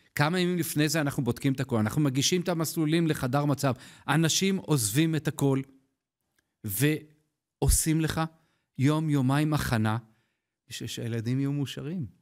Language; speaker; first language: Hebrew; native; Hebrew